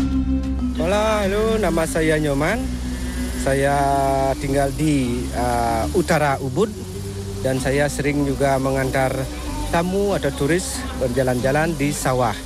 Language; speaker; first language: Indonesian; non-native, local second language; Balinese